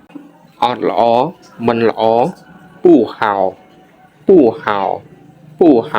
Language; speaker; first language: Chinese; non-native, fluent; Khmer